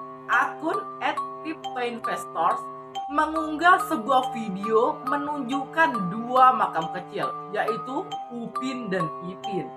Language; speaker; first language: Indonesian; native; Indonesian